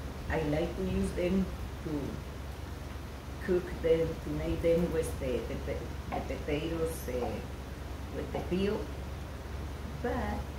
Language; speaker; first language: English; non-native, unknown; Spanish